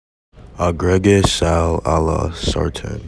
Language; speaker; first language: Spanish; non-native, learner; English